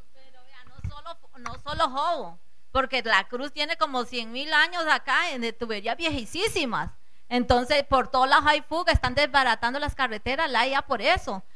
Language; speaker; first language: Spanish; native; Spanish